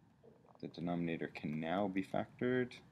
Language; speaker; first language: English; native; English